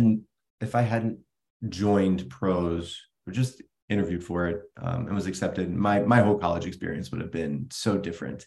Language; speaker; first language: English; native; English